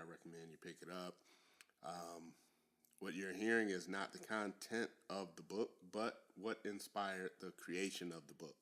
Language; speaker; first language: English; native; English